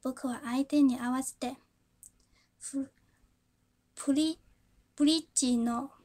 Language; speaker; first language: Japanese; non-native, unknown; Chinese